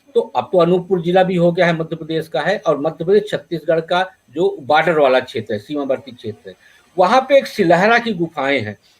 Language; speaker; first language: Hindi; native; Hindi